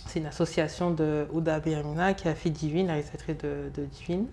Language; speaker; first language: French; early bilingual, other home language; Lingala